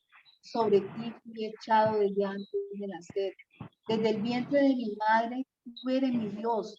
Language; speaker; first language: Spanish; native; Spanish